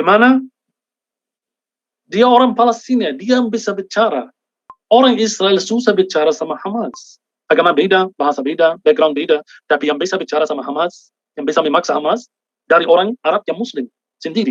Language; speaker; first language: Indonesian; non-native, fluent; Arabic